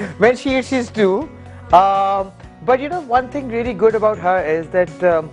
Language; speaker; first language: English; non-native, local second language; Urdu